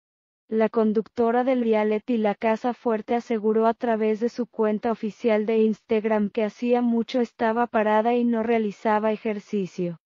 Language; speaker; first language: Spanish; native; Spanish